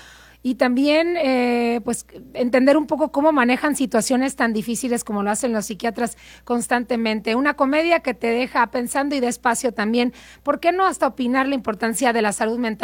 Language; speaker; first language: Spanish; native; Spanish